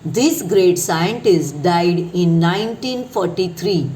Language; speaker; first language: English; non-native, local second language; Marathi